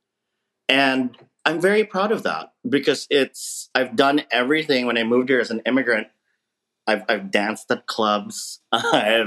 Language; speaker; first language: English; non-native, local second language; Filipino